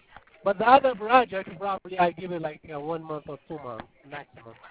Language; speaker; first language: English; non-native, fluent; Arabic